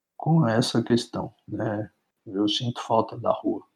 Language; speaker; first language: Portuguese; native; Portuguese